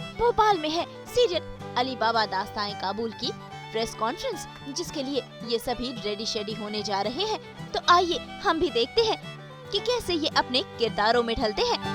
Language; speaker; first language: Hindi; native; Hindi